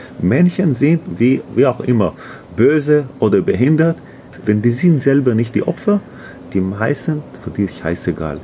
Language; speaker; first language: German; non-native, learner; Hebrew